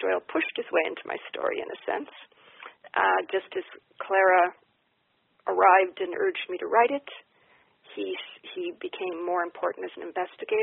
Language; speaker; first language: English; native; English